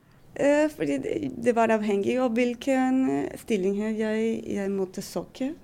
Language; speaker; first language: Norwegian; non-native, fluent; Spanish